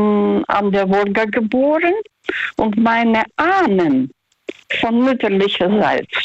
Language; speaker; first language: German; non-native, fluent; Russian